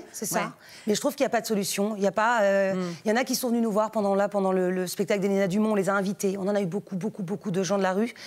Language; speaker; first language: French; native; French